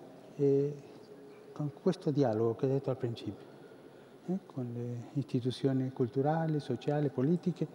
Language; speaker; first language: Italian; non-native, fluent; Spanish